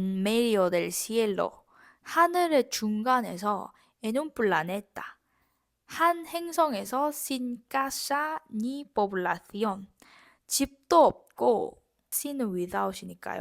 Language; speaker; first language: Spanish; non-native, fluent; Korean